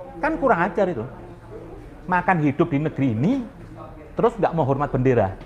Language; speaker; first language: Indonesian; native; Indonesian